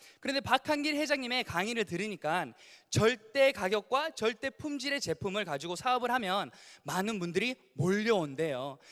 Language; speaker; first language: Korean; early bilingual, heritage; Korean